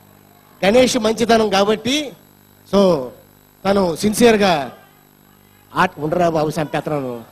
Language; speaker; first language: Telugu; native; Telugu